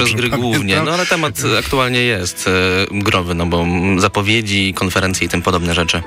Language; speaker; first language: Polish; native; Polish